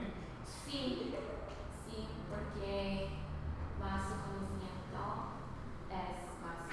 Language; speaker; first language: Spanish; early bilingual, heritage; Spanish